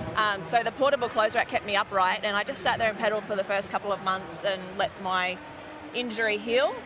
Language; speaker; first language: English; native; English